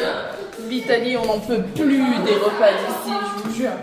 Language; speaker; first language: French; native; French